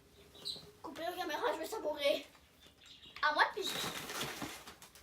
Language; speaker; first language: French; native; French